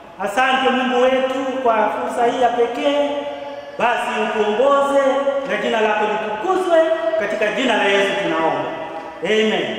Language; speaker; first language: Swahili; non-native, local second language; Luo (Kenya and Tanzania)